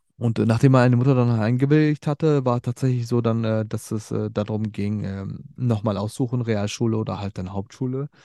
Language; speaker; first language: German; early bilingual, other home language; Turkish